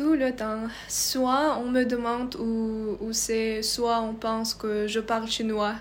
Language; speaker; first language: French; non-native, learner; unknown